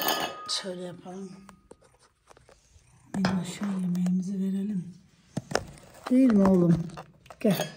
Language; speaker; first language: Turkish; early bilingual, heritage; Turkish